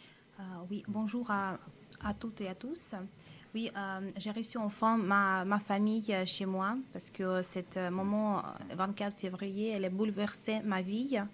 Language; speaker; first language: French; non-native, fluent; Russian